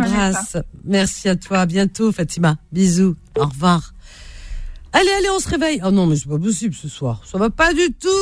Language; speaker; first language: French; native; French